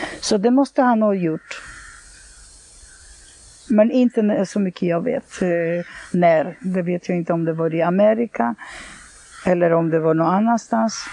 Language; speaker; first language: Swedish; non-native, fluent; Polish